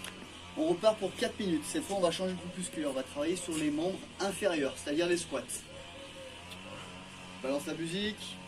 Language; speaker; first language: French; native; French